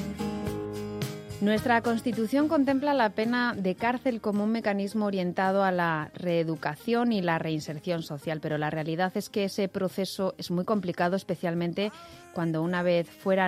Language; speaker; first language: Spanish; native; Spanish